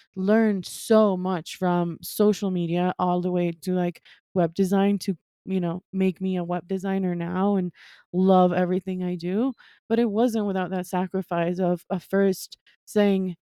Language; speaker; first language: English; non-native, fluent; Spanish